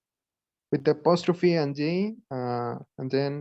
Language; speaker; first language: English; non-native, learner; Spanish